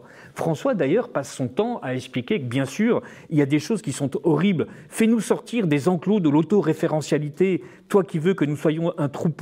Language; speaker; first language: French; native; French